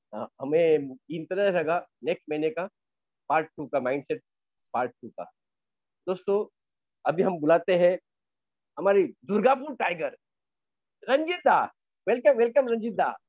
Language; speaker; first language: Hindi; non-native, local second language; Marathi